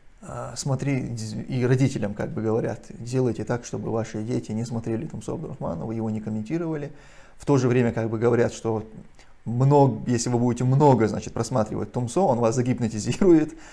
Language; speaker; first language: Russian; non-native, local second language; Chechen